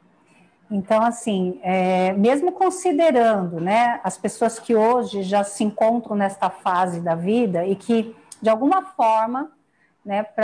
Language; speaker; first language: Portuguese; native; Portuguese